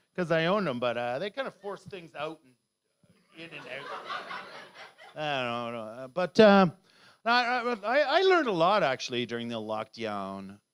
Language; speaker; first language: English; native; English